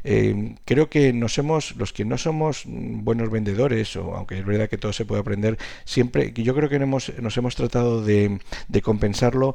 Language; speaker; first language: Spanish; native; Spanish